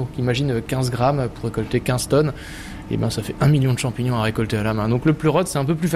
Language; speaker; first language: French; native; French